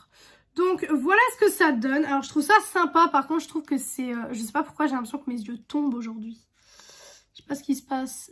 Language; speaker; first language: French; native; French